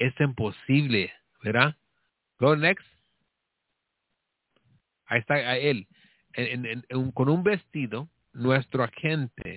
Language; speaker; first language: Spanish; early bilingual, heritage; Spanish